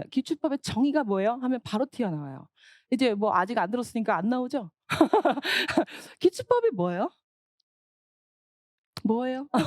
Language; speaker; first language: Korean; native; Korean